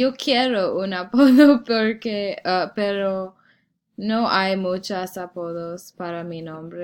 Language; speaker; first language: Spanish; non-native, learner; English